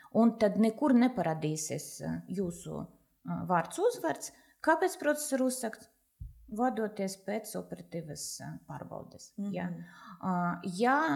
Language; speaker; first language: Latvian; non-native, local second language; Russian